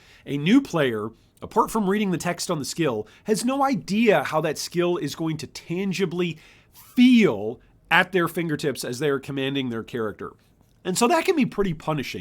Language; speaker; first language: English; native; English